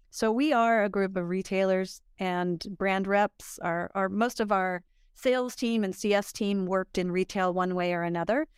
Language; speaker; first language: English; native; English